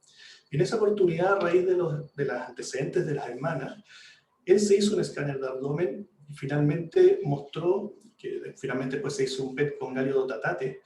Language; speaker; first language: Spanish; native; Spanish